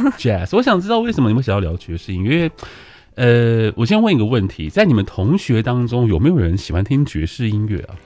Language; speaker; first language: Chinese; native; Chinese